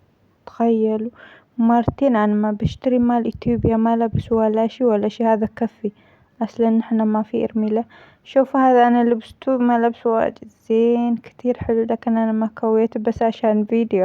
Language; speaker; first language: Arabic; non-native, learner; Amharic